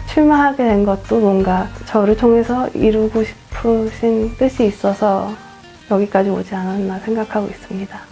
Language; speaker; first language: Korean; early bilingual, other home language; English